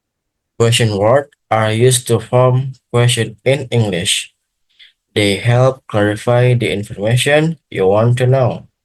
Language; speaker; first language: English; non-native, learner; Indonesian